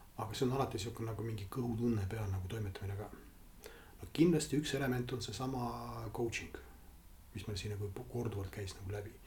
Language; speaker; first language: Estonian; non-native, local second language; Russian